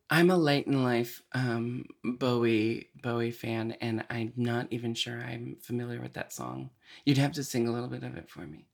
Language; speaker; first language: English; native; English